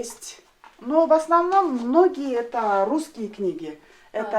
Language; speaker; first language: Russian; non-native, local second language; Kyrgyz